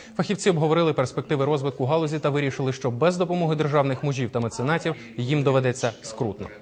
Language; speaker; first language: Ukrainian; native; Ukrainian